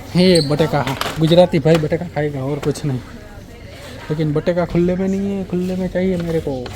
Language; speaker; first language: Hindi; non-native, local second language; Gujarati